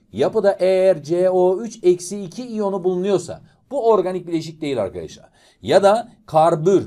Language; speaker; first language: Turkish; native; Turkish